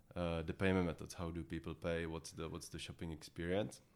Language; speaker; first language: English; non-native, fluent; Czech